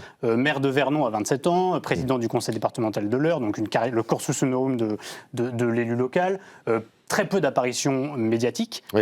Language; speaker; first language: French; native; French